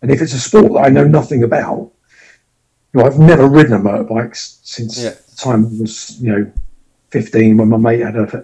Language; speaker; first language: English; native; English